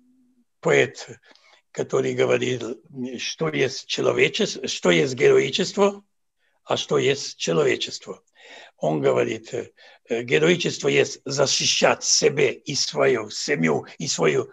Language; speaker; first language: Russian; non-native, fluent; Serbian